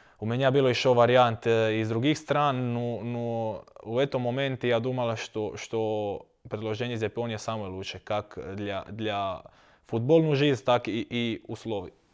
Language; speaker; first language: Russian; non-native, learner; Croatian